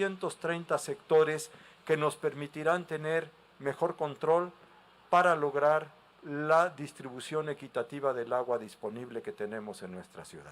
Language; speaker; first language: Spanish; native; Spanish